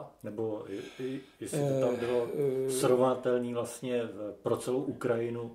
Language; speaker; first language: Czech; native; Czech